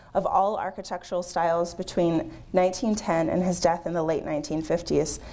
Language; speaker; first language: English; native; English